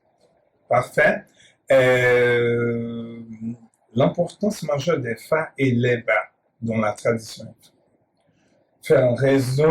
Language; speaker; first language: French; non-native, learner; Portuguese